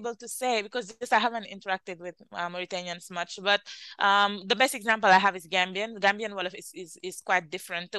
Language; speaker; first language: English; non-native, fluent; Wolof